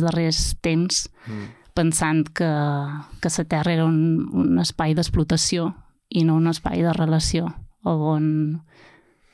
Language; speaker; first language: Catalan; native; Catalan